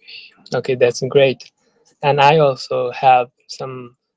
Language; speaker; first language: English; non-native, learner; Bangla